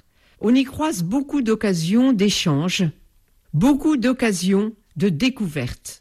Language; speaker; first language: French; native; French